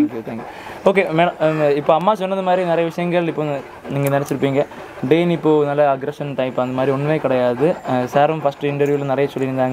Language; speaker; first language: Tamil; native; Tamil